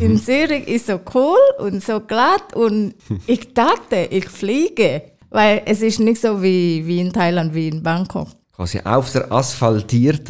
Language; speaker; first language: German; non-native, learner; Thai